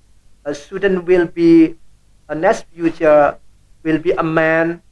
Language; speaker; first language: English; non-native, learner; Indonesian